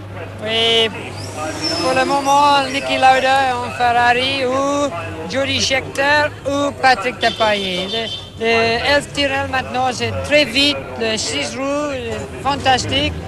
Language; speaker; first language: French; non-native, learner; English